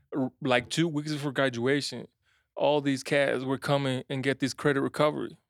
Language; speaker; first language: English; non-native, fluent; Spanish